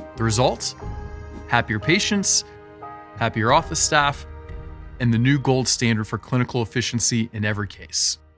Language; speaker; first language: English; native; English